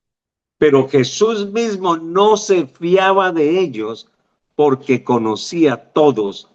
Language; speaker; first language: Spanish; native; Spanish